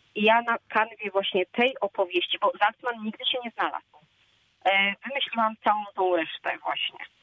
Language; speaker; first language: Polish; native; Polish